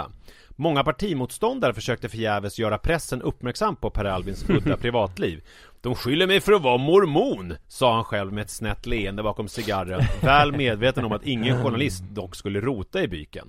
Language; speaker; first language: Swedish; native; Swedish